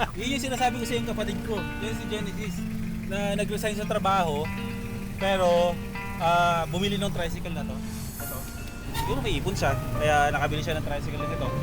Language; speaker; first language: Filipino; native; Filipino